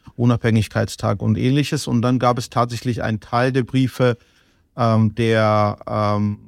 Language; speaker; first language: German; non-native, fluent; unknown